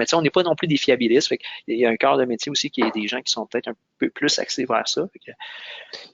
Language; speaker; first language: French; native; French